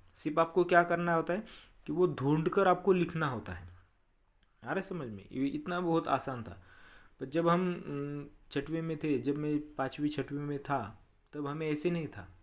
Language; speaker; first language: Hindi; non-native, local second language; Marathi